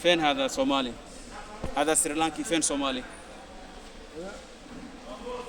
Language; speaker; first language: Arabic; non-native, learner; Somali